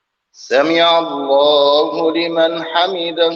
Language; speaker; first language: Arabic; native; Arabic